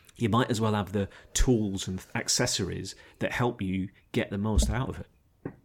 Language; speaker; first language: English; native; English